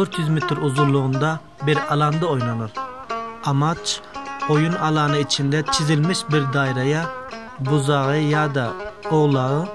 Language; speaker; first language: Turkish; native; Turkish